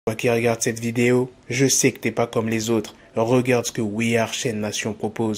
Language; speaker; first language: French; native; French